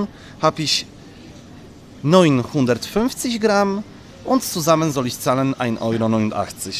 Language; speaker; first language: German; non-native, learner; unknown